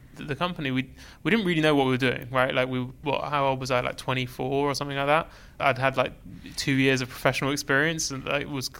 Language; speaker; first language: English; native; English